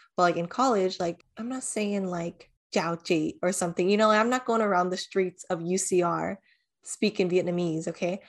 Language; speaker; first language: English; early bilingual, other home language; Vietnamese